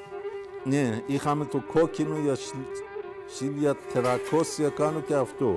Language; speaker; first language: Greek; non-native, fluent; Persian